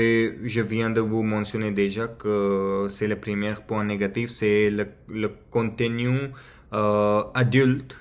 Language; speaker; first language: French; non-native, fluent; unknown